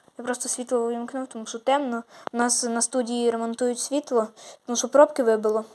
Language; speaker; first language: Ukrainian; native; Ukrainian